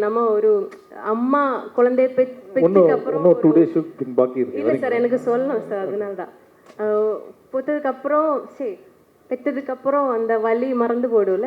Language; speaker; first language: Tamil; non-native, learner; Malayalam